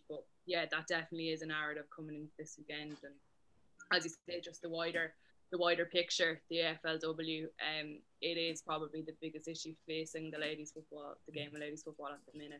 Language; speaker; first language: English; native; English